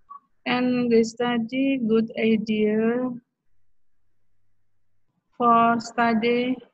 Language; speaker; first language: English; non-native, learner; Indonesian